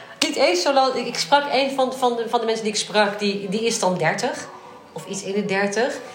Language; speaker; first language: Dutch; native; Dutch